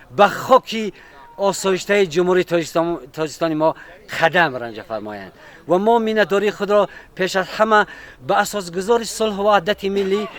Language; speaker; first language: Tajik; non-native, local second language; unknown